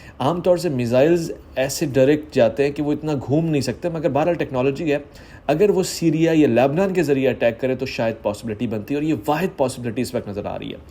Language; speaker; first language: Urdu; native; Urdu